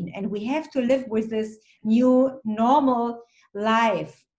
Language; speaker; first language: English; non-native, fluent; German